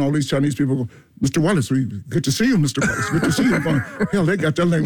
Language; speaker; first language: English; native; English